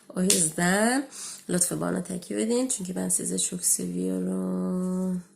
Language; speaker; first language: Turkish; non-native, learner; Persian